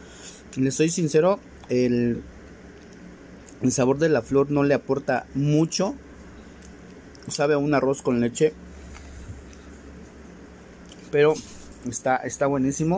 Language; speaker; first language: Spanish; native; Spanish